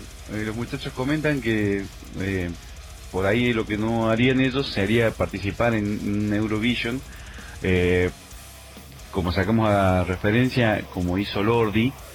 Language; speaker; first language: Spanish; native; Spanish